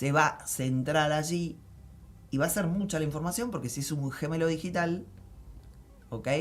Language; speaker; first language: Spanish; native; Spanish